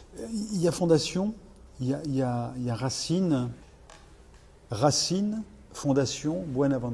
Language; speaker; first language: French; native; French